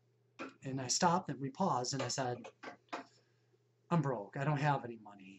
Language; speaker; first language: English; native; English